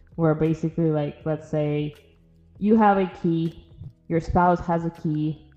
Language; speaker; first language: English; non-native, fluent; Russian